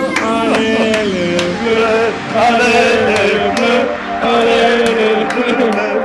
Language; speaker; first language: French; non-native, learner; Spanish